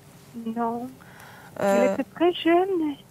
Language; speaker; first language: French; early bilingual, other home language; Portuguese